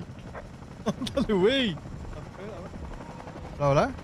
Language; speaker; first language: Spanish; non-native, learner; Turkish